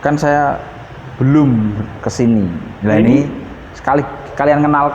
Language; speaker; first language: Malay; non-native, local second language; Javanese